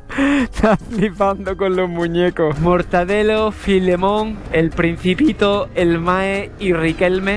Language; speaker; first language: Spanish; native; Spanish